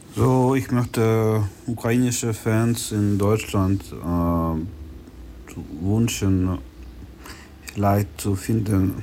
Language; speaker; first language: German; non-native, learner; Ukrainian